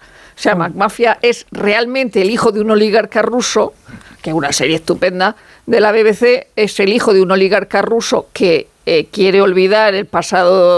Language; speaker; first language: Spanish; native; Spanish